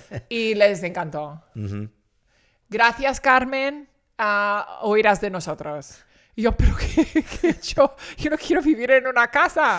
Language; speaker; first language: Spanish; early bilingual, heritage; Spanish